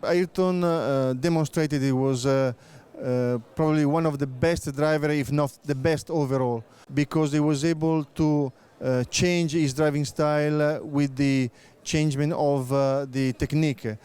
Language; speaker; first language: English; non-native, fluent; Italian